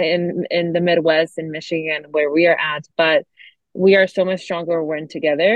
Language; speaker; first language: English; non-native, fluent; Spanish